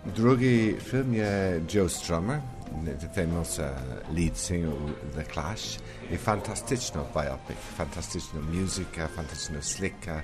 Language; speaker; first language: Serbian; non-native, learner; English